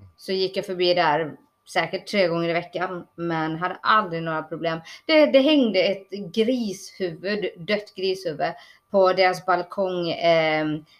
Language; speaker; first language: Swedish; early bilingual, other home language; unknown